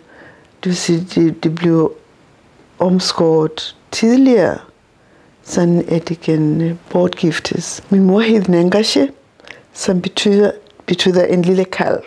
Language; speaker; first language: Danish; non-native, local second language; Masai